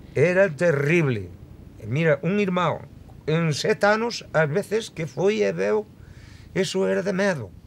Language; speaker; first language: Galician; native; Galician